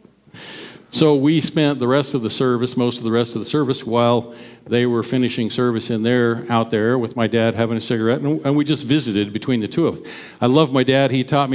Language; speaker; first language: English; native; English